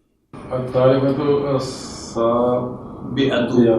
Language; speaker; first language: Arabic; non-native, learner; Urdu